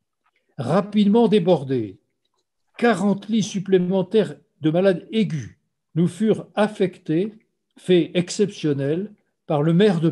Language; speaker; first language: French; native; French